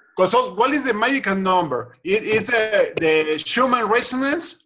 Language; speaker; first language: English; non-native, learner; Spanish